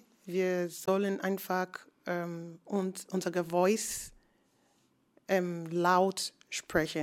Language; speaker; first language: German; non-native, fluent; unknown